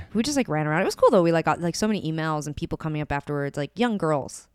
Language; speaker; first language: English; native; English